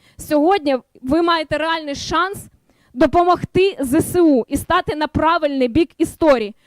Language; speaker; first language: Ukrainian; native; Ukrainian